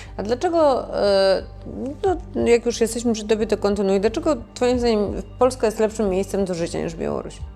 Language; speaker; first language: Polish; native; Polish